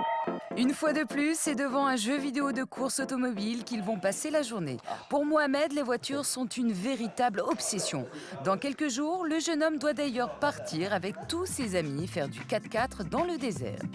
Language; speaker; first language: French; native; French